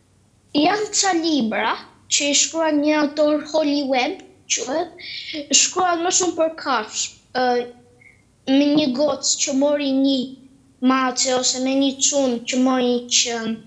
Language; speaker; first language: Albanian; early bilingual, heritage; Albanian